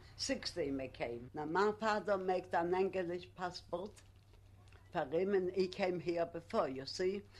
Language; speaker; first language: English; non-native, learner; Polish